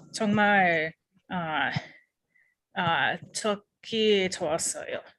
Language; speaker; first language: Korean; non-native, learner; English